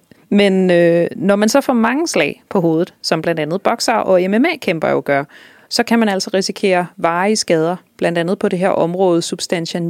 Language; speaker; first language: Danish; native; Danish